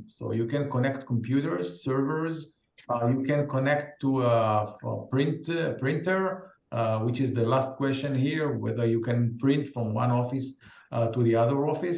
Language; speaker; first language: English; non-native, fluent; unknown